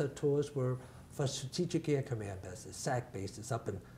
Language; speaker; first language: English; early bilingual, other home language; Italian